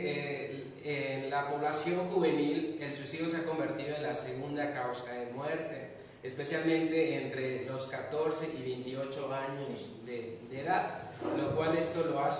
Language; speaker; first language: Spanish; native; Spanish